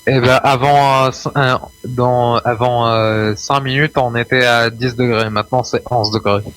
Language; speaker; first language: French; non-native, local second language; Arabic